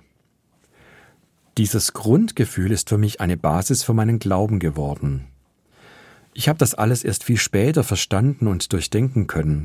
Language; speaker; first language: German; native; German